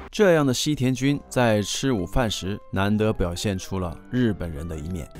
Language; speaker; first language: Chinese; non-native, fluent; Japanese